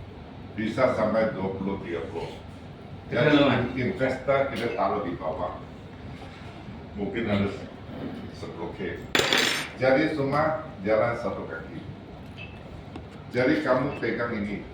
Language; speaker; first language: Indonesian; non-native, learner; Chinese